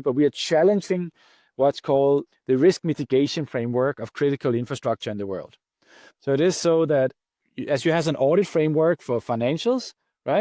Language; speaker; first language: English; non-native, fluent; Danish